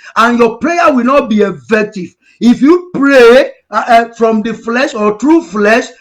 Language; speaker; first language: English; non-native, local second language; Yoruba